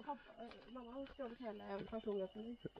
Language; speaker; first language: Norwegian; early bilingual, heritage; Norwegian